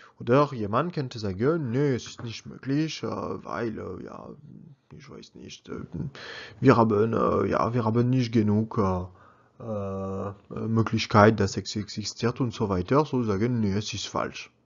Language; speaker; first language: German; non-native, learner; French